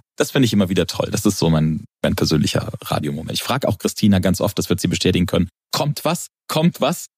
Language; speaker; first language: German; native; German